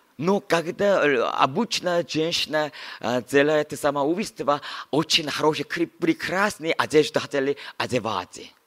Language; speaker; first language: Russian; non-native, learner; Korean